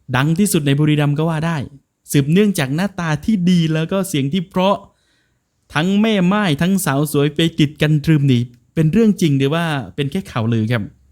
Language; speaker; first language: Thai; non-native, local second language; Northern Khmer